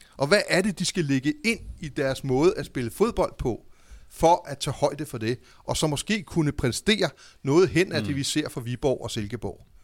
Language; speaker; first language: Danish; native; Danish